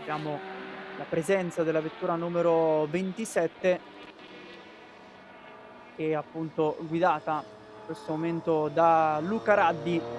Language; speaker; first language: Italian; native; Italian